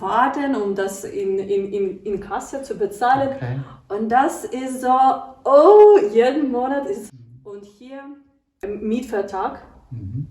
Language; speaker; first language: German; non-native, learner; Ukrainian